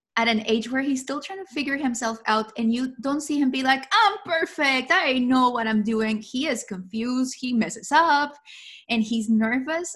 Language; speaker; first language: English; non-native, fluent; Spanish